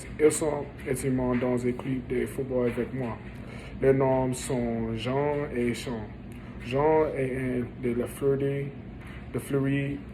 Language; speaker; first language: French; non-native, learner; English